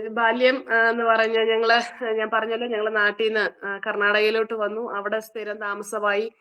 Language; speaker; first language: Malayalam; early bilingual, heritage; Malayalam